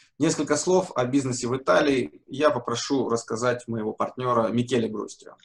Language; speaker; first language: Russian; native; Russian